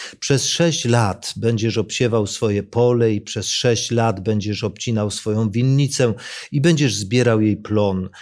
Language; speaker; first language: Polish; native; Polish